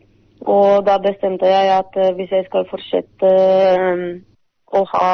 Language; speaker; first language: Norwegian; non-native, fluent; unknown